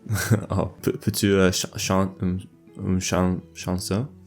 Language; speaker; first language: French; non-native, learner; English